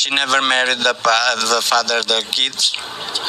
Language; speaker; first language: English; non-native, learner; Portuguese